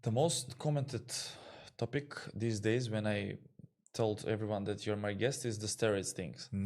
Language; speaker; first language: English; non-native, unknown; Macedonian